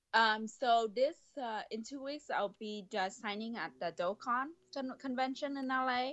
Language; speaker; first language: English; non-native, fluent; Vietnamese